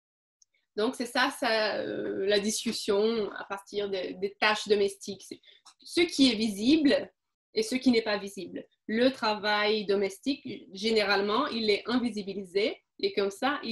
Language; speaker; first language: French; non-native, fluent; Portuguese